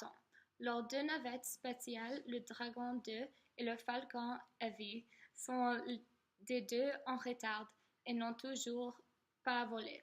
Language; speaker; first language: French; non-native, learner; English